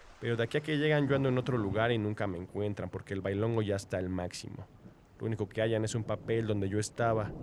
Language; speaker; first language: Spanish; native; Spanish